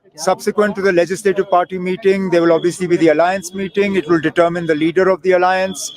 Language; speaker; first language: English; non-native, local second language; Kashmiri